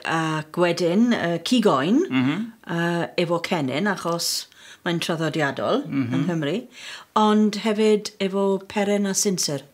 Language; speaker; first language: Welsh; non-native, learner; English